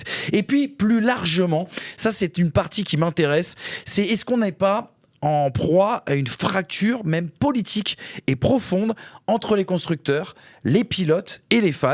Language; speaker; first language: French; native; French